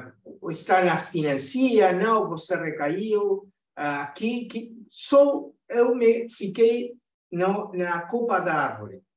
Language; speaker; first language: Portuguese; non-native, fluent; Spanish